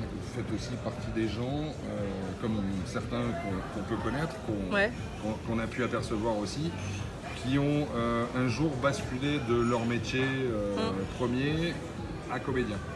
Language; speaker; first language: French; native; French